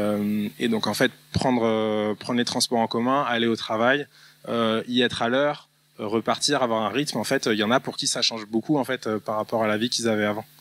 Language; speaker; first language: French; native; French